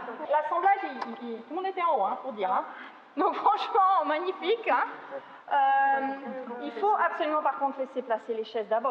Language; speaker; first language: French; native; French